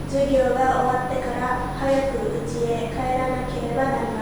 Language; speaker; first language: Japanese; non-native, learner; Indonesian